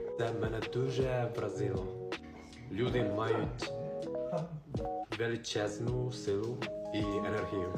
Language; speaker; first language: Ukrainian; non-native, learner; Japanese